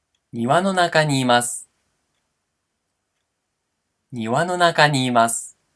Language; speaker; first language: Japanese; non-native, fluent; Portuguese